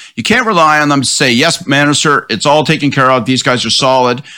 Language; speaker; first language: English; native; English